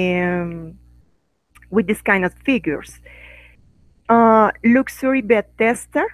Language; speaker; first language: English; non-native, learner; Spanish